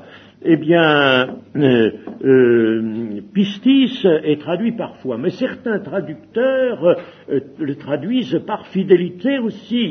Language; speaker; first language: French; native; French